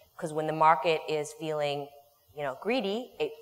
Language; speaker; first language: English; native; English